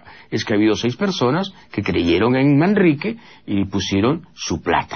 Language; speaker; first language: Spanish; native; Spanish